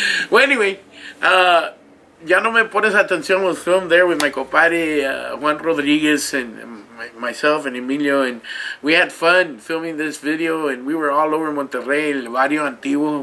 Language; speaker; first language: English; early bilingual, other home language; Spanish